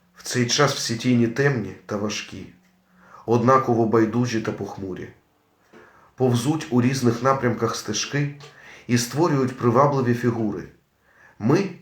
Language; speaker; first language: Ukrainian; native; Ukrainian